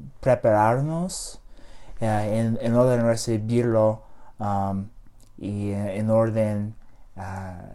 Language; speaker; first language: Spanish; non-native, learner; English